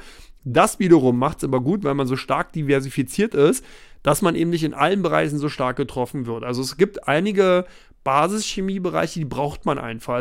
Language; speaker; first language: German; native; German